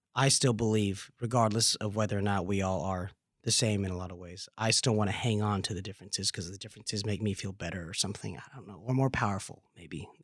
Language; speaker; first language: English; native; English